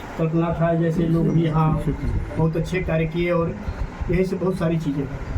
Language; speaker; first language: Hindi; native; Hindi